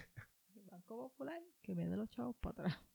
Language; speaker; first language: Spanish; early bilingual, heritage; Spanish